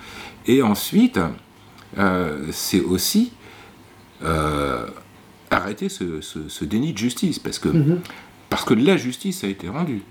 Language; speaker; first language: French; native; French